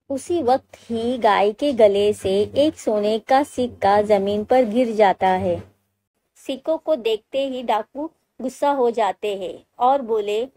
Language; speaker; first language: Hindi; native; Hindi